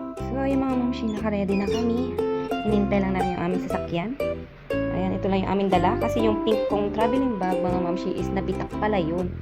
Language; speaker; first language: Filipino; native; Filipino